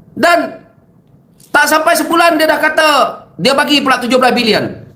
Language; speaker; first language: Malay; native; Malay